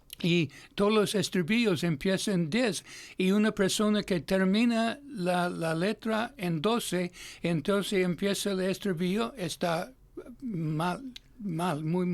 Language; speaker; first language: Spanish; non-native, fluent; English